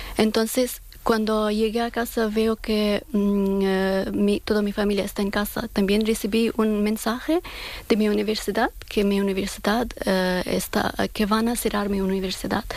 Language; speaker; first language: Spanish; non-native, learner; Persian